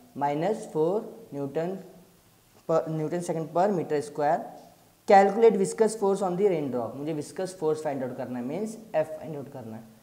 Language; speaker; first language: Hindi; native; Hindi